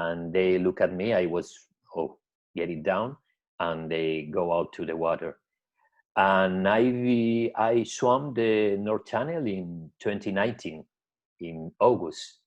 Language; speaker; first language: English; non-native, learner; Spanish